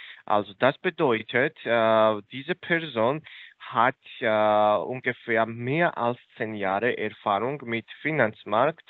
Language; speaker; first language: German; non-native, fluent; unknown